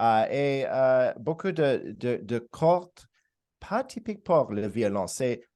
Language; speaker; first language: French; non-native, learner; English